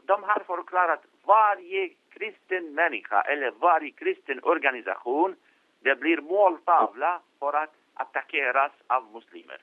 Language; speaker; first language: Swedish; non-native, fluent; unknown